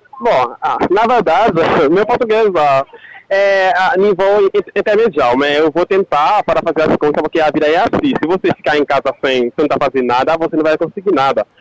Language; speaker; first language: Portuguese; non-native, learner; Haitian Creole